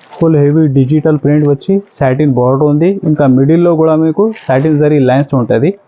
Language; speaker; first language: Telugu; non-native, local second language; Urdu